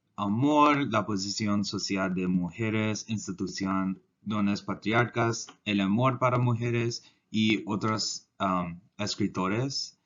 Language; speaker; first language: Spanish; non-native, learner; English